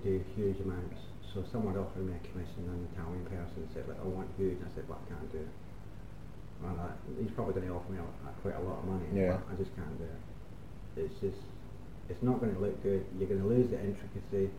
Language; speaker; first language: English; native; English